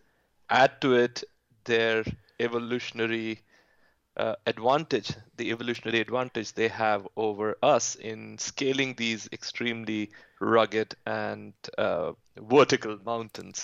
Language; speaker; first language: English; non-native, local second language; Hindi